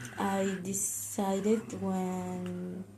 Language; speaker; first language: English; non-native, learner; Spanish